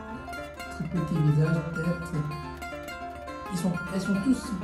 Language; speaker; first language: French; non-native, fluent; Korean